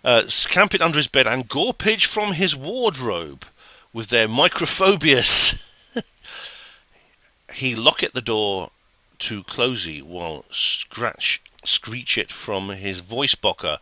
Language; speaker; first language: English; native; English